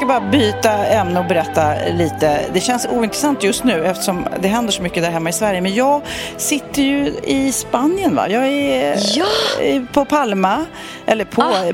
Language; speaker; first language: Swedish; native; Swedish